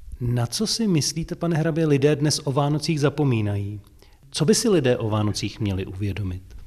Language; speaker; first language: Czech; native; Czech